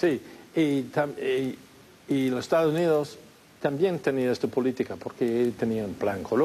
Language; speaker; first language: Spanish; non-native, fluent; English